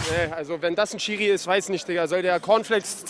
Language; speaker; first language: German; native; German